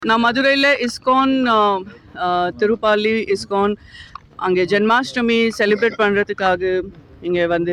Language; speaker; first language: Tamil; non-native, learner; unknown